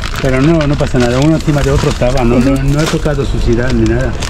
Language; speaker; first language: Spanish; native; Spanish